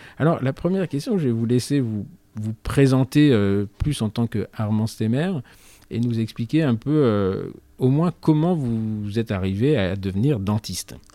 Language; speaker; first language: French; native; French